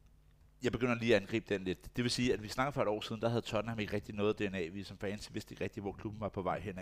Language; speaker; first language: Danish; native; Danish